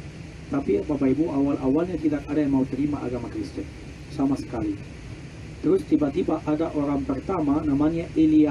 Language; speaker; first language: Indonesian; non-native, fluent; Arabic